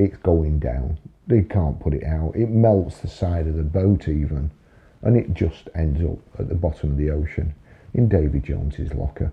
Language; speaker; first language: English; native; English